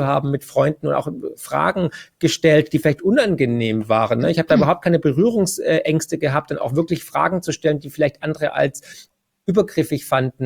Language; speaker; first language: German; native; German